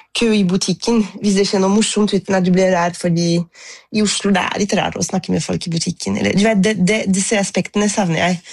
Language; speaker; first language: Norwegian; non-native, fluent; French